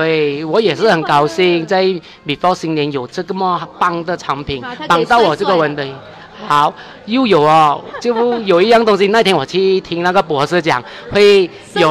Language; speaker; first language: Chinese; native; Chinese